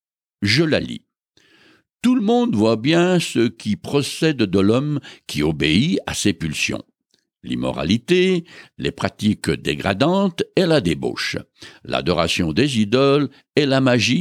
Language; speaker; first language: French; native; French